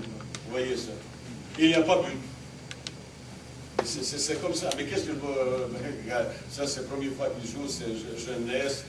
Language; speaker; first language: French; non-native, learner; Bosnian